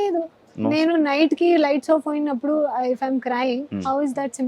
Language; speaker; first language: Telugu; non-native, learner; Hindi